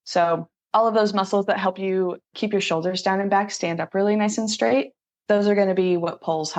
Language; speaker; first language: English; native; English